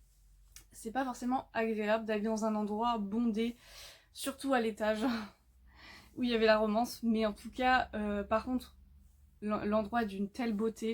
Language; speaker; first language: French; native; French